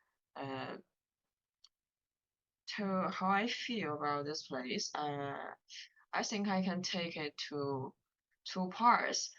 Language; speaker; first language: English; non-native, learner; Chinese